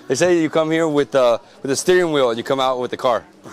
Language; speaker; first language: English; early bilingual, other home language; Spanish